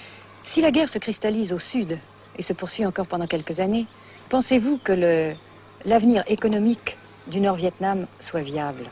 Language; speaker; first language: French; native; French